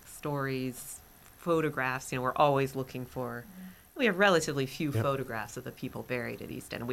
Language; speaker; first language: English; native; English